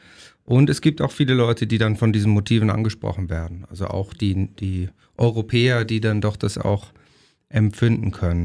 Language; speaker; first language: German; native; German